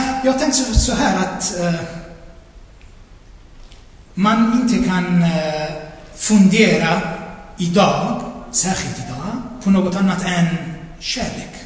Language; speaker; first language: Swedish; non-native, fluent; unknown